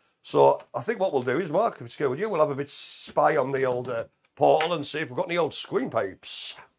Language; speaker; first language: English; native; English